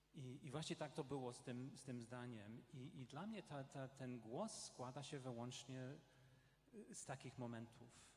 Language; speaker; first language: Polish; non-native, fluent; English